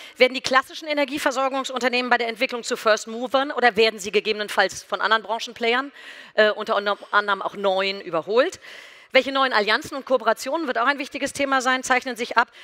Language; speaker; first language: German; native; German